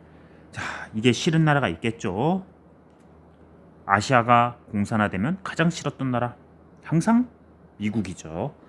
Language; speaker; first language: Korean; native; Korean